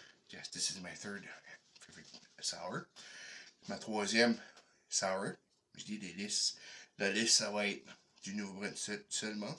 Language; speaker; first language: French; native; French